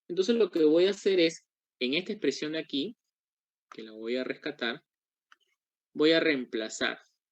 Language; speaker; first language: Spanish; native; Spanish